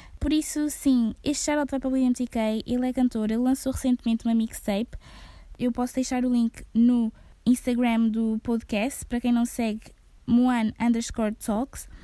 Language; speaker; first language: Portuguese; early bilingual, heritage; Portuguese